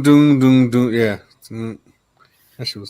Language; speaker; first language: English; native; English